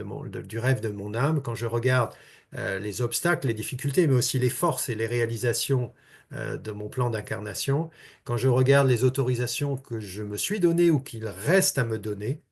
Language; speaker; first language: French; native; French